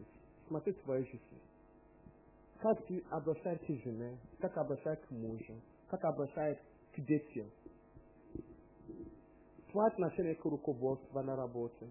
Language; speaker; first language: Russian; non-native, learner; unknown